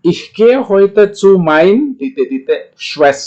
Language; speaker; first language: German; non-native, fluent; Indonesian